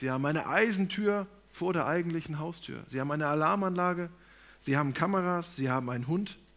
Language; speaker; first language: German; native; German